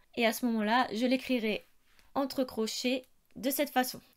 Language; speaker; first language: French; native; French